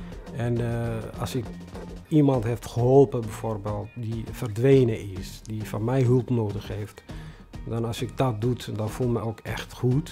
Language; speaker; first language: Dutch; non-native, fluent; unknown